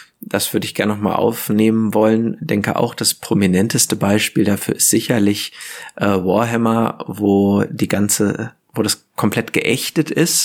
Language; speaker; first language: German; native; German